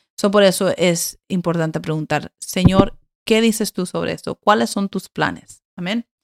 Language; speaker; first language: Spanish; early bilingual, heritage; Spanish